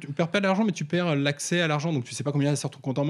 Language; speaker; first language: French; native; French